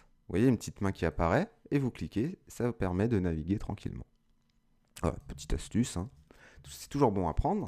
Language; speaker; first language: French; native; French